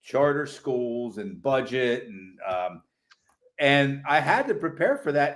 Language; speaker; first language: English; native; English